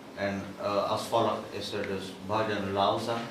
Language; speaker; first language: Dutch; native; Dutch